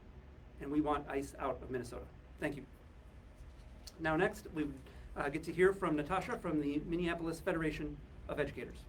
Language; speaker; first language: English; native; English